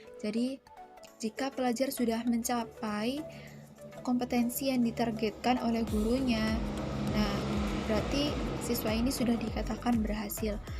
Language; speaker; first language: Indonesian; native; Indonesian